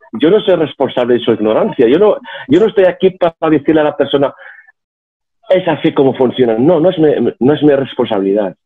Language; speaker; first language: Spanish; non-native, fluent; Arabic